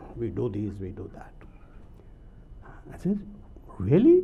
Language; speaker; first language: English; non-native, local second language; Tamil